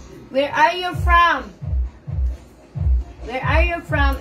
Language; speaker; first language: English; non-native, learner; Cebuano